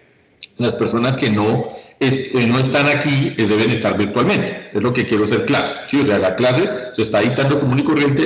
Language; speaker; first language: Spanish; native; Spanish